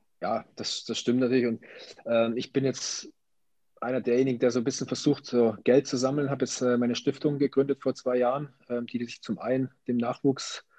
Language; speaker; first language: German; native; German